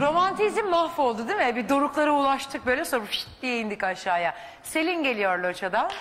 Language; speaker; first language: Turkish; native; Turkish